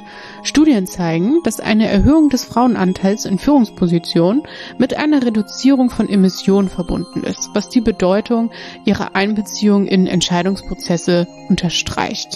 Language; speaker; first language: German; native; German